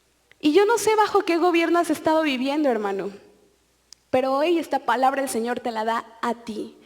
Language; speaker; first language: Spanish; native; Spanish